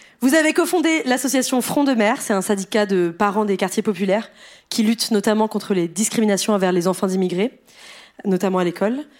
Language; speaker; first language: French; native; French